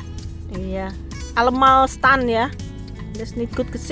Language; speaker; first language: Dutch; non-native, learner; Indonesian